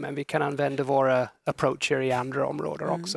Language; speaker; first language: Swedish; non-native, fluent; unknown